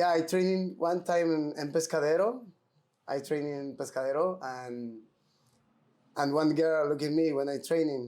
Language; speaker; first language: English; non-native, learner; Spanish